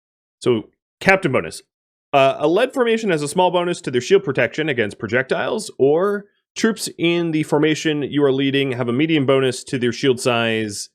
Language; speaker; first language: English; native; English